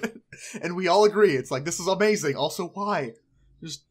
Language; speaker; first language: English; native; English